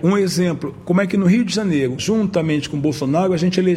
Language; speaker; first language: Portuguese; native; Portuguese